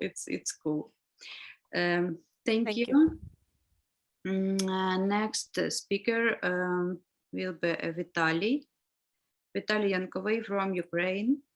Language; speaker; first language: English; non-native, learner; Ukrainian